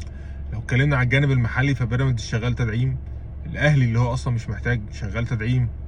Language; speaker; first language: Arabic; native; Arabic